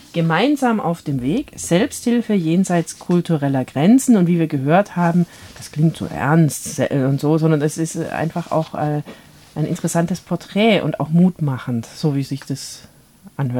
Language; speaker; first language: German; native; German